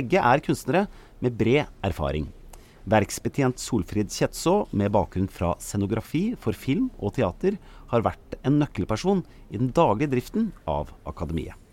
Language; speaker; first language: Norwegian; native; Norwegian